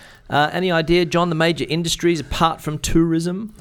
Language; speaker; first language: English; native; English